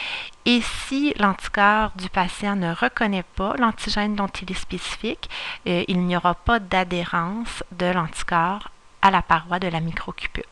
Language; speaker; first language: French; native; French